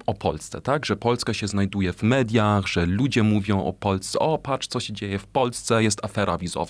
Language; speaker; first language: Polish; non-native, fluent; German